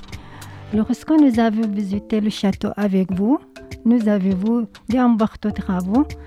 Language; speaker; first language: French; non-native, learner; Arabic